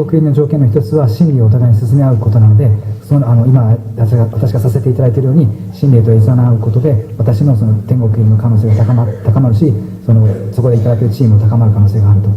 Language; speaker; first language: Japanese; native; Japanese